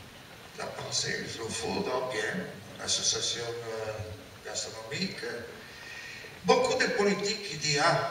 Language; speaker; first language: French; non-native, learner; Italian